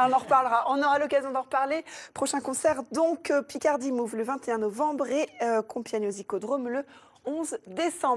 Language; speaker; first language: French; native; French